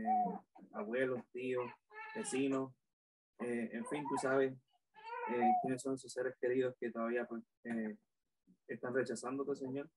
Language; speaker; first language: Spanish; native; Spanish